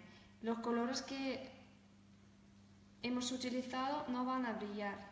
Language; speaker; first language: Spanish; non-native, fluent; Russian